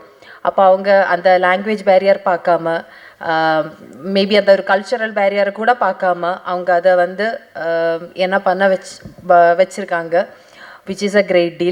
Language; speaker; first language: Tamil; non-native, fluent; Malayalam